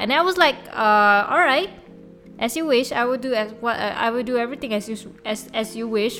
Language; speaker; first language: English; non-native, local second language; Chinese